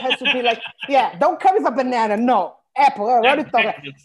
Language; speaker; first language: English; non-native, fluent; Portuguese